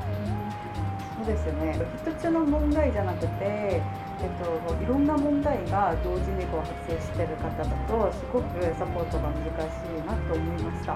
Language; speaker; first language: Japanese; non-native, fluent; Korean